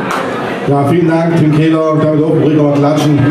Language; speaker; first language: German; native; German